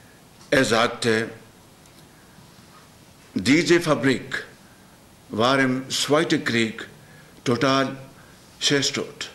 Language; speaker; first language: German; non-native, learner; Urdu